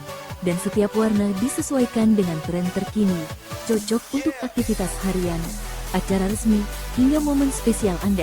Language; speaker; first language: Indonesian; native; Indonesian